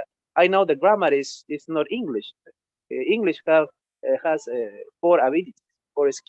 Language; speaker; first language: English; non-native, learner; Spanish